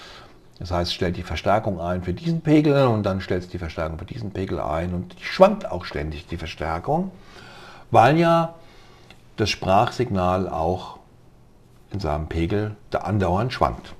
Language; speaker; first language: German; native; German